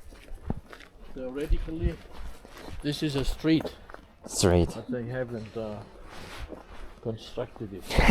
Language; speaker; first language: English; non-native, fluent; Spanish